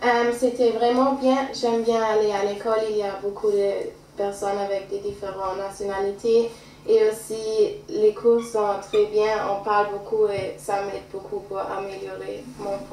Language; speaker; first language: French; non-native, learner; German